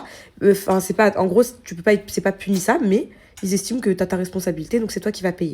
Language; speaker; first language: French; native; French